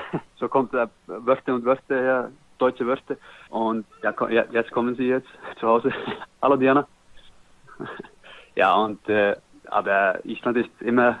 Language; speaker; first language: German; non-native, learner; Icelandic